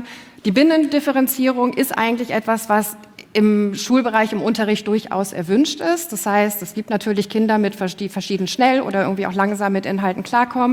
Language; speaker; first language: German; native; German